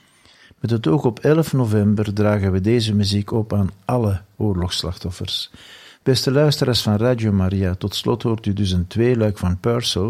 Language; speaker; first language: Dutch; native; Dutch